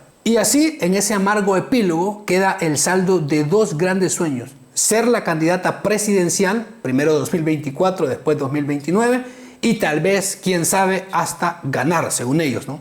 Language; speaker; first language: Spanish; native; Spanish